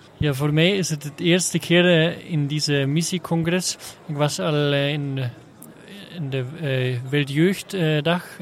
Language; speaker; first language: Dutch; non-native, learner; German